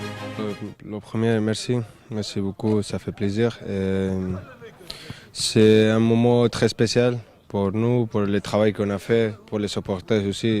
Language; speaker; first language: French; non-native, fluent; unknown